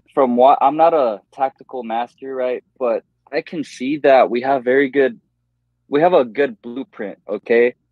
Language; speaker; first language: English; native; English